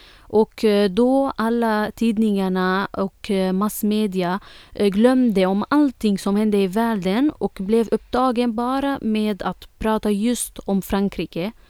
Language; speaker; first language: Swedish; non-native, fluent; Arabic